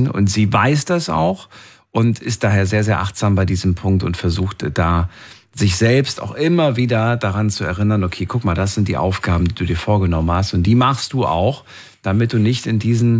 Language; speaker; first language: German; native; German